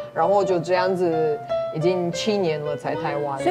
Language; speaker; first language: Chinese; non-native, fluent; Ukrainian